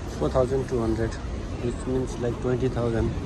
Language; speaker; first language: English; non-native, learner; Nepali